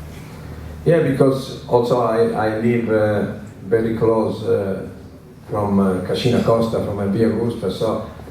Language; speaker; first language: English; non-native, learner; Italian